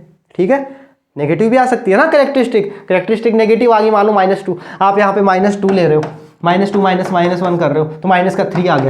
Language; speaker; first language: Hindi; native; Hindi